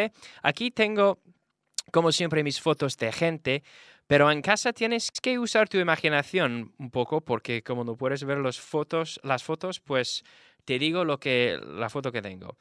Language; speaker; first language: Spanish; non-native, fluent; English